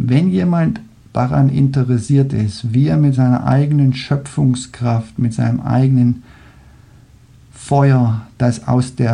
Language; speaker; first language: German; non-native, fluent; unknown